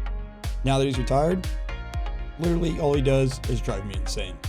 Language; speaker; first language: English; native; English